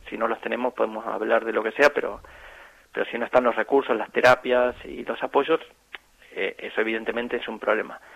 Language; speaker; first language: Spanish; native; Spanish